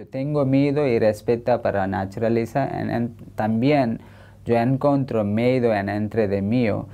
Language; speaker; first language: Spanish; non-native, learner; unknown